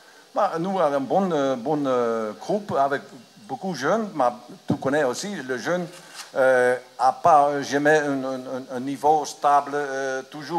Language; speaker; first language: French; non-native, learner; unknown